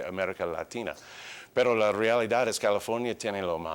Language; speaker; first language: Spanish; early bilingual, heritage; English